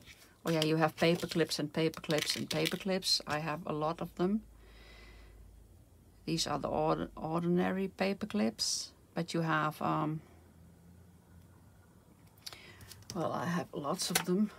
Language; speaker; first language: English; non-native, fluent; Dutch